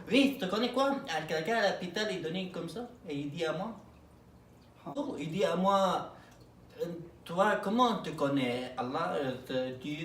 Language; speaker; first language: French; non-native, learner; Arabic